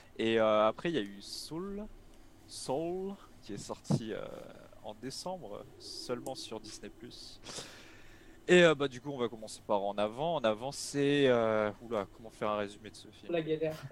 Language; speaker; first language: French; native; French